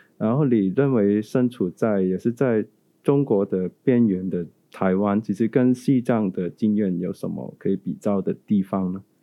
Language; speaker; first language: Chinese; native; Chinese